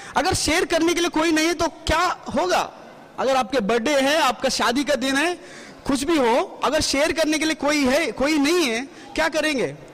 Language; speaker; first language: Hindi; non-native, local second language; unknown